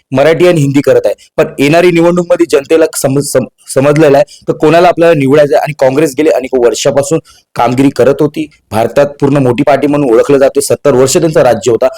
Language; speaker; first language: Marathi; non-native, local second language; Hindi